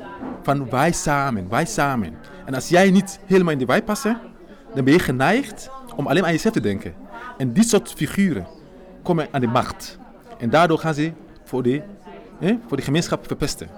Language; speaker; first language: Dutch; non-native, fluent; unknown